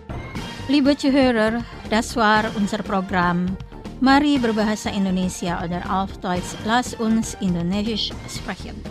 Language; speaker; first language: German; non-native, fluent; Indonesian